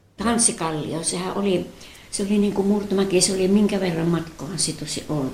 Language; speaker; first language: Finnish; native; Finnish